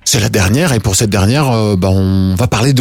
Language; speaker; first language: French; native; French